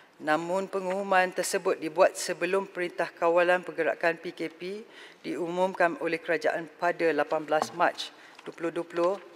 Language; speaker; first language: Malay; native; Malay